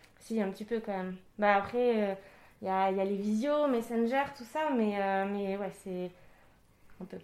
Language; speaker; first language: French; native; French